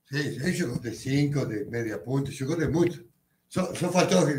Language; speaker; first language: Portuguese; non-native, learner; Spanish